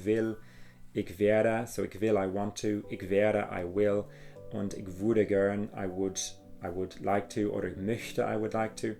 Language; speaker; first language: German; non-native, fluent; English